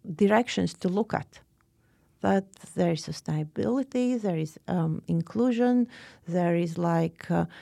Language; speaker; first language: English; non-native, fluent; Latvian